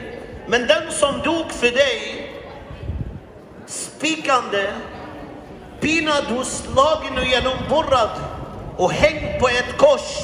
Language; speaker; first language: Swedish; non-native, fluent; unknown